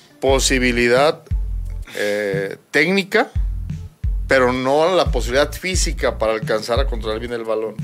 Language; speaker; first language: Spanish; native; Spanish